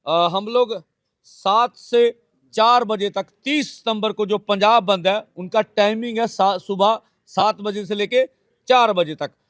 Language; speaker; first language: Hindi; non-native, local second language; Punjabi